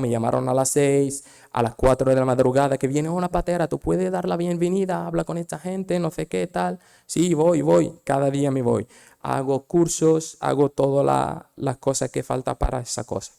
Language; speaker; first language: Spanish; non-native, fluent; Arabic